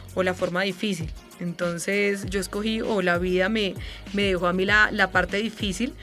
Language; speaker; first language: Spanish; native; Spanish